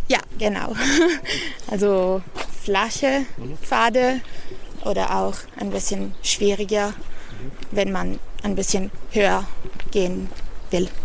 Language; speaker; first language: German; non-native, fluent; Italian